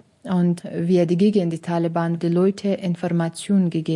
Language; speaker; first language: German; non-native, learner; Persian